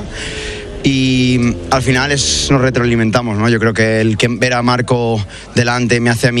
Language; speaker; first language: Spanish; native; Spanish